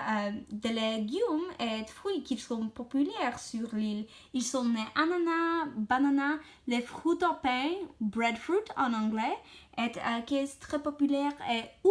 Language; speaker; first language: French; non-native, learner; English